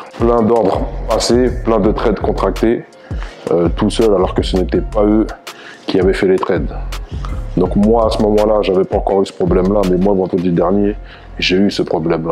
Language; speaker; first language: French; native; French